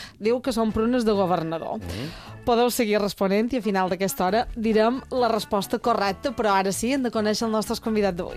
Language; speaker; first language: Catalan; native; Catalan